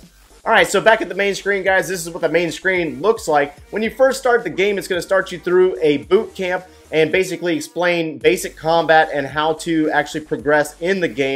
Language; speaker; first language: English; native; English